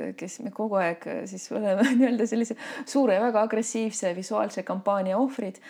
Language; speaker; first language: Estonian; non-native, local second language; Russian